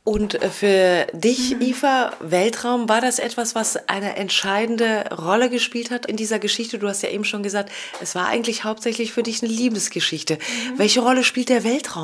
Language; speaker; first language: German; native; German